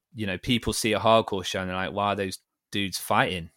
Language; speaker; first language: English; native; English